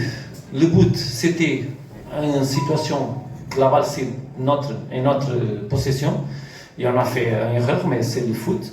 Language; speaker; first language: French; non-native, learner; Portuguese